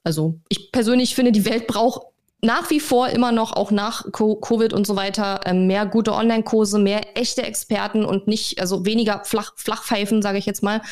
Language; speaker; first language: German; native; German